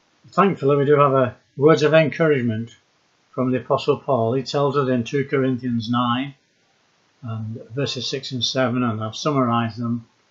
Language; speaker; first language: English; native; English